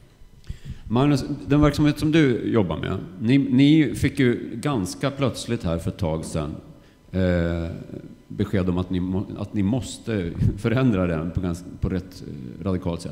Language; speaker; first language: Swedish; native; Swedish